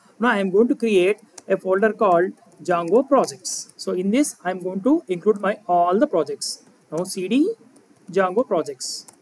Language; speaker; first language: English; non-native, local second language; Telugu